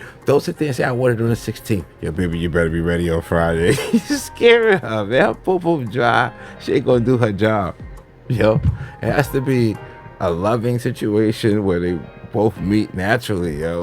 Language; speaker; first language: English; native; English